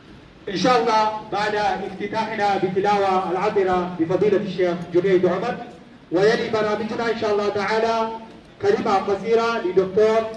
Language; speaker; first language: Arabic; non-native, fluent; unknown